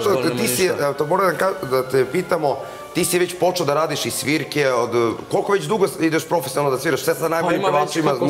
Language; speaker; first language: Serbian; native; Serbian